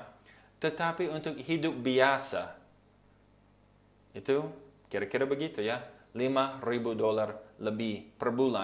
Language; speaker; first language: Indonesian; non-native, fluent; English